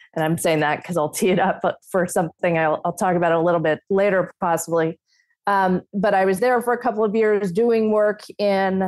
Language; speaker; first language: English; native; English